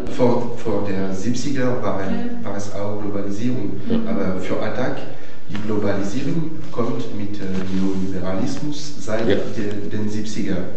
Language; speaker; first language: German; non-native, fluent; French